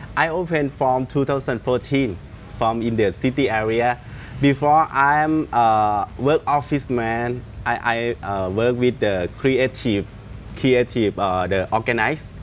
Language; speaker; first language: English; non-native, learner; Thai